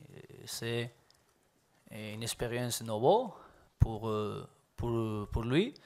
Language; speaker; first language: French; non-native, fluent; Spanish